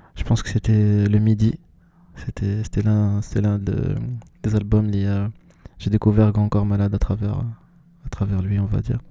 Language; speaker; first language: French; non-native, local second language; Arabic